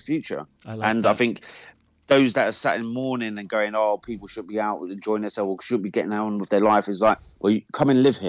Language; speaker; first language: English; native; English